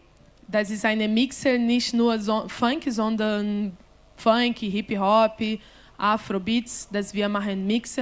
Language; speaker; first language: German; non-native, learner; Portuguese